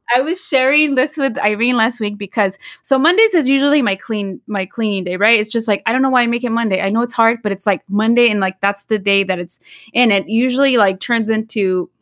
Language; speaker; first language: English; early bilingual, other home language; Spanish